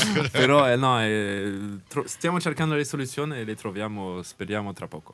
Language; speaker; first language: Italian; non-native, fluent; Russian